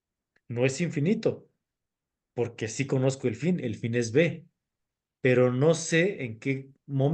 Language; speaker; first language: Spanish; native; Spanish